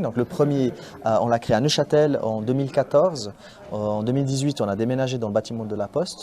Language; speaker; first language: French; native; French